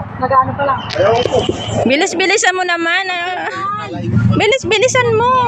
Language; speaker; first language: Filipino; native; Filipino